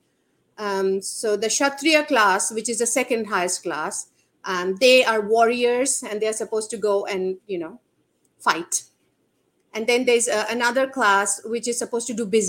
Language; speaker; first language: English; non-native, local second language; Bangla